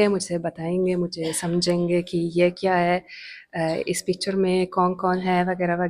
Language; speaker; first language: Hindi; non-native, fluent; Italian